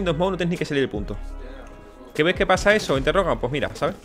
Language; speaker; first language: Spanish; native; Spanish